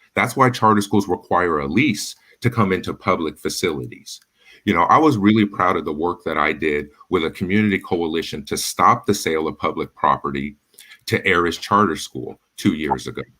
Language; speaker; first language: English; native; English